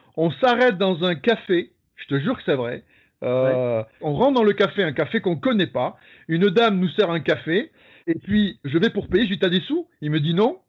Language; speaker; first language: French; native; French